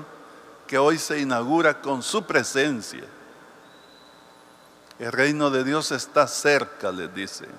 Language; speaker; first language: Spanish; native; Spanish